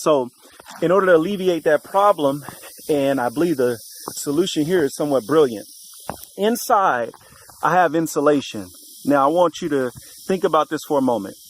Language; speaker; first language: English; native; English